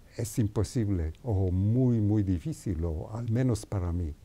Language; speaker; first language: Spanish; non-native, fluent; Hebrew